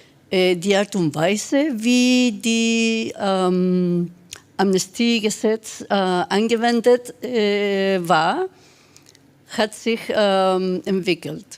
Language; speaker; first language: German; non-native, fluent; Spanish